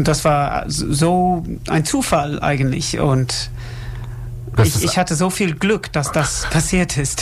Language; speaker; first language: German; non-native, learner; English